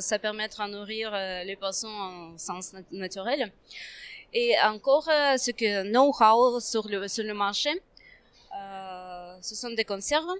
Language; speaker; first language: French; non-native, fluent; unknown